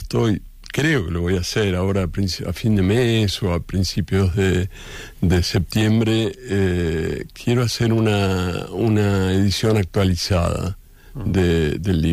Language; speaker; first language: Spanish; native; Spanish